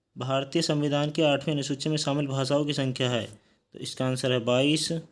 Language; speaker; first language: Hindi; native; Hindi